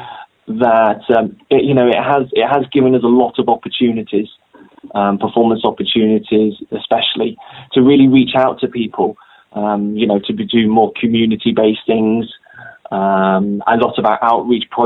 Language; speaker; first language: English; native; English